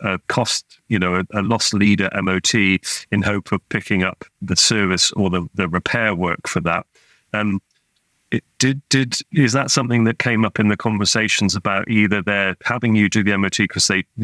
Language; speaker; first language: English; native; English